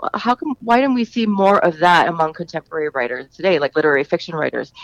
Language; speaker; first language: English; native; English